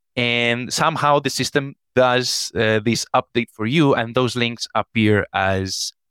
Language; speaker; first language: English; non-native, fluent; Spanish